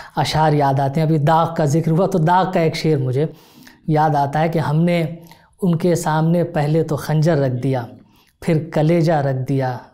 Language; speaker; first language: Hindi; native; Hindi